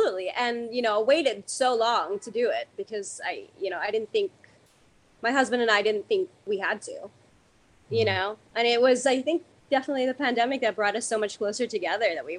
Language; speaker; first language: English; non-native, local second language; Filipino